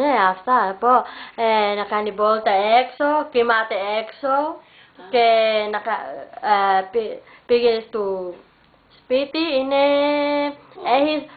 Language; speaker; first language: Greek; non-native, learner; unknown